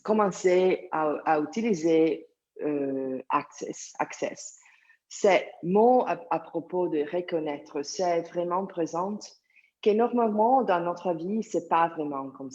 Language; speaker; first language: French; non-native, learner; Italian